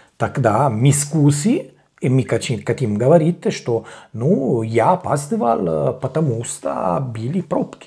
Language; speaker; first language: Russian; non-native, learner; Italian